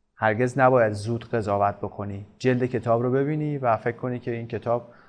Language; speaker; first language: Persian; native; Persian